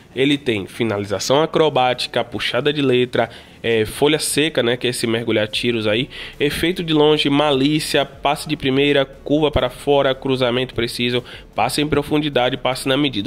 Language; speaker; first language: Portuguese; native; Portuguese